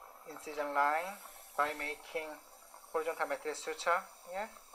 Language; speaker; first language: English; non-native, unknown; Korean